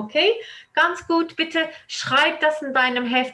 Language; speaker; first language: German; non-native, fluent; English